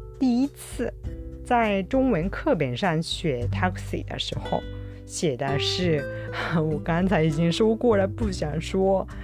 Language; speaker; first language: Chinese; non-native, fluent; Japanese